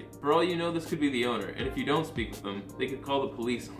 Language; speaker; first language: English; native; English